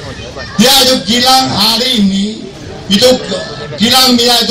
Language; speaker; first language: Indonesian; non-native, local second language; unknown